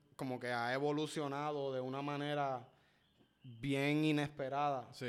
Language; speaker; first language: Spanish; native; Spanish